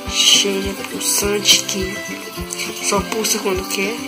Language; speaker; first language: Portuguese; native; Portuguese